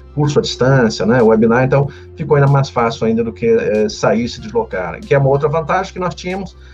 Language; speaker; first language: Portuguese; native; Portuguese